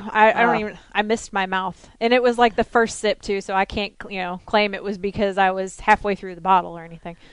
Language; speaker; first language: English; native; English